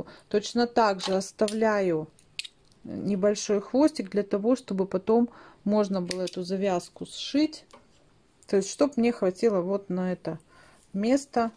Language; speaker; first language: Russian; native; Russian